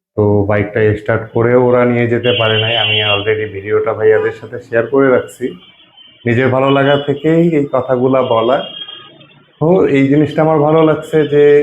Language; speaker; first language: Bangla; native; Bangla